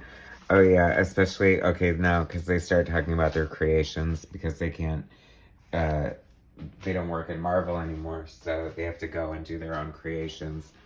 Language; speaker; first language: English; native; English